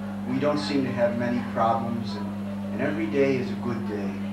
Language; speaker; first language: English; native; English